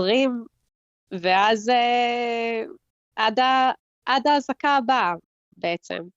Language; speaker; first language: Hebrew; early bilingual, heritage; Hebrew